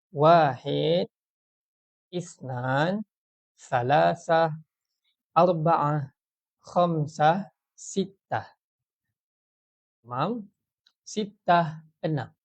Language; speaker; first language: Arabic; non-native, fluent; Malay